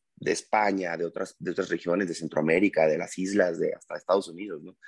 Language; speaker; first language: Spanish; native; Spanish